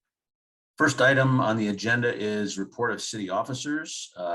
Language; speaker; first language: English; native; English